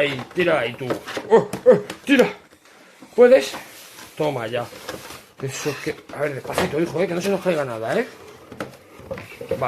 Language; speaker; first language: Spanish; native; Spanish